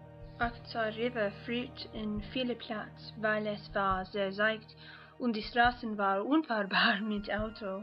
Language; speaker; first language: German; non-native, learner; English